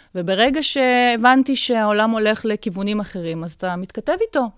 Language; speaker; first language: Hebrew; early bilingual, other home language; Russian